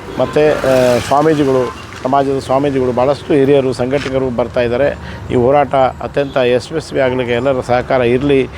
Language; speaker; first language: Kannada; non-native, local second language; Lambadi